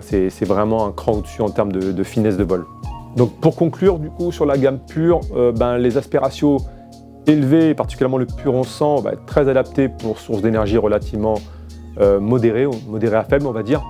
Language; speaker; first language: French; native; French